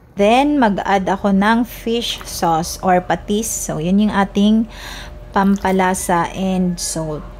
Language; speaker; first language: Filipino; non-native, local second language; Cebuano